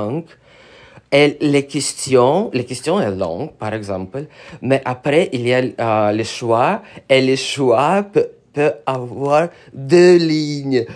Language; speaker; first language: French; non-native, learner; Russian